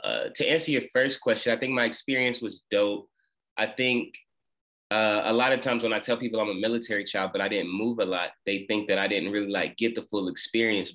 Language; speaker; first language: English; native; English